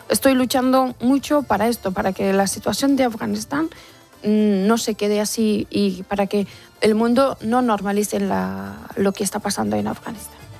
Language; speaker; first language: Spanish; non-native, learner; Persian